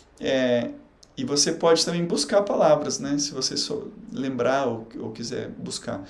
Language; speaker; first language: Portuguese; native; Portuguese